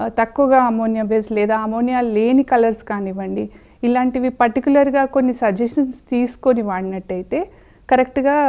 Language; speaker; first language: Telugu; native; Telugu